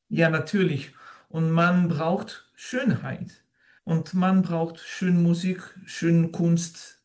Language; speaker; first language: German; non-native, fluent; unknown